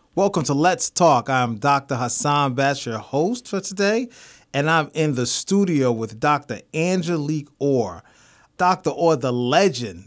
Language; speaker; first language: English; native; English